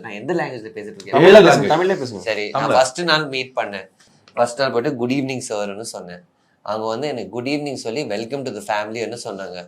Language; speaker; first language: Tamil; non-native, fluent; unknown